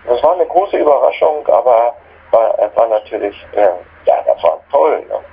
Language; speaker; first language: German; native; German